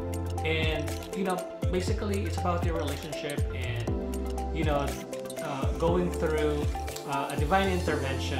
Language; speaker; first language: English; non-native, local second language; Filipino